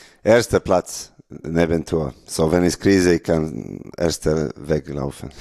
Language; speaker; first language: German; non-native, learner; Serbian